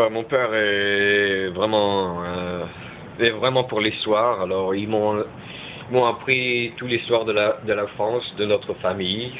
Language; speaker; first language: French; early bilingual, heritage; French